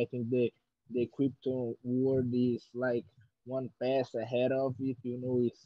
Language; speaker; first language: English; non-native, fluent; Portuguese